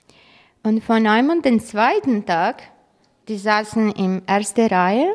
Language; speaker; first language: German; non-native, fluent; Croatian